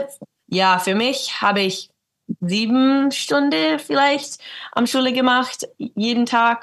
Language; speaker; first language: German; early bilingual, heritage; English